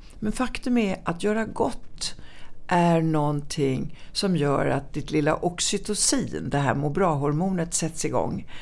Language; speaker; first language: Swedish; early bilingual, other home language; Italian